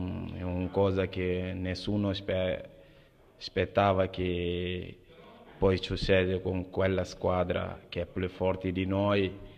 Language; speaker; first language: Italian; non-native, learner; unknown